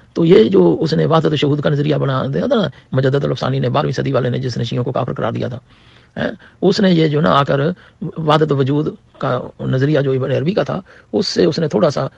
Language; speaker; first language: Urdu; non-native, local second language; Punjabi